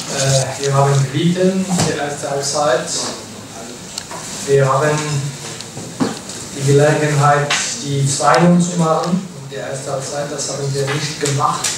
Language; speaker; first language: German; non-native, fluent; French